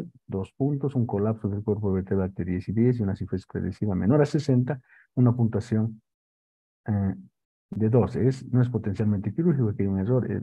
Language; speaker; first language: Spanish; native; Spanish